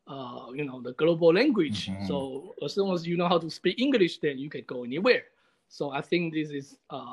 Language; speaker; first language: English; non-native, fluent; Chinese